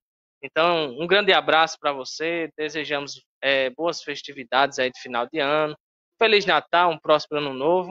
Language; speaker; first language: Portuguese; native; Portuguese